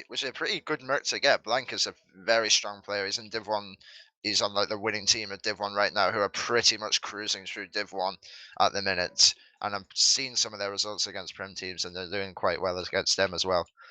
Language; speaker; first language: English; native; English